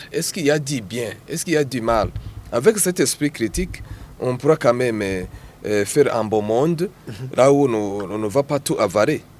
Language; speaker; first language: French; non-native, local second language; Rundi